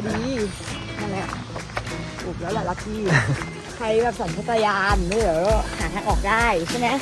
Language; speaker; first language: Thai; native; Thai